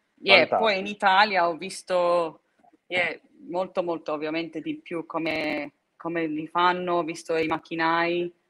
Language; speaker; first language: Italian; early bilingual, heritage; Italian